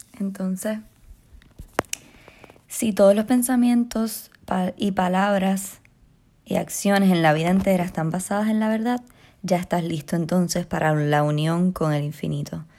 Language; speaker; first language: Spanish; native; Spanish